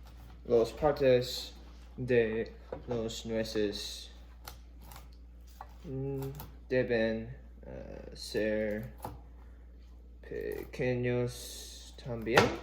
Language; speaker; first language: Spanish; non-native, learner; English